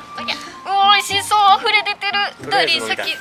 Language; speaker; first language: Japanese; native; Japanese